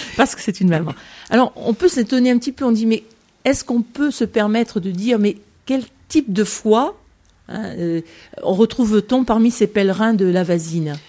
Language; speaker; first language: French; native; French